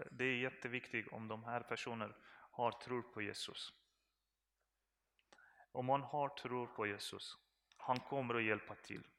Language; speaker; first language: Swedish; non-native, learner; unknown